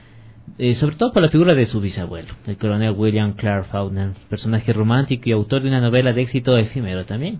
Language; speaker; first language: Spanish; native; Spanish